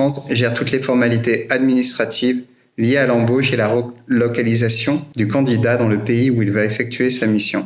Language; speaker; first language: French; native; French